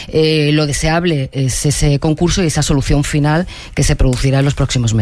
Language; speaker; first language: Spanish; native; Spanish